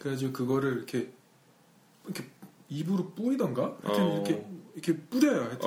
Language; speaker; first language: Korean; native; Korean